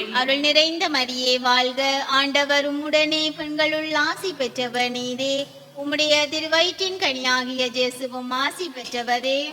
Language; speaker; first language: Tamil; native; Tamil